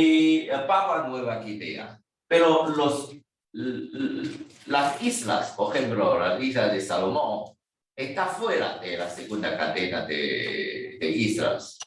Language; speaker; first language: Spanish; non-native, fluent; Chinese